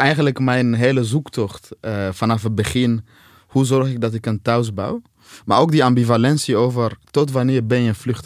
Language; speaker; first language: Dutch; non-native, fluent; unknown